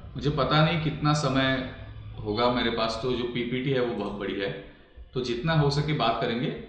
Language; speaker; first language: Hindi; non-native, local second language; Marathi